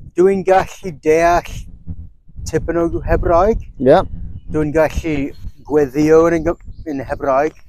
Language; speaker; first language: Welsh; non-native, fluent; English